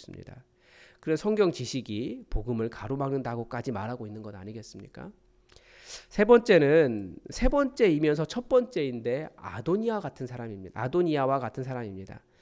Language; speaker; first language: Korean; native; Korean